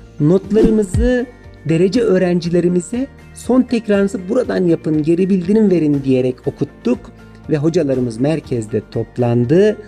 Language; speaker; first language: Turkish; native; Turkish